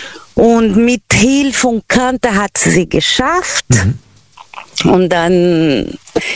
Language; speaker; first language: German; non-native, learner; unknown